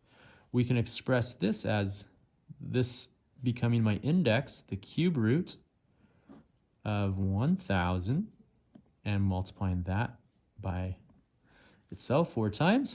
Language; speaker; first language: English; native; English